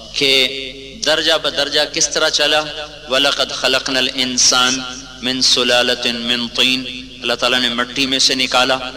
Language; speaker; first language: Urdu; non-native, local second language; Punjabi